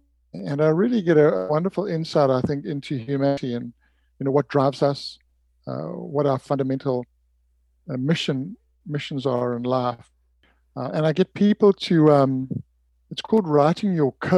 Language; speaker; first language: English; native; English